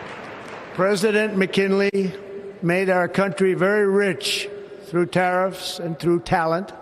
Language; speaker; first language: English; native; English